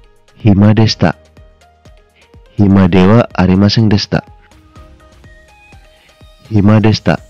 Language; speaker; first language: Japanese; non-native, fluent; Indonesian